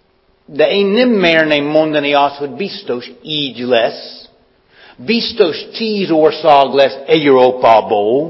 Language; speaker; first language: Hungarian; non-native, fluent; English